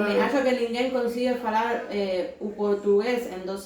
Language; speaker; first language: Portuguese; non-native, fluent; Spanish